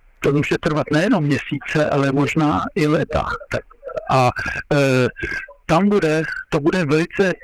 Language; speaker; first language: Czech; non-native, fluent; French